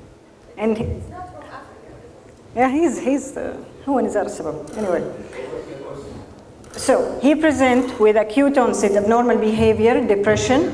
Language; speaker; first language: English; non-native, fluent; Arabic